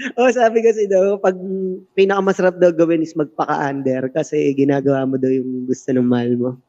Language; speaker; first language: Filipino; native; Filipino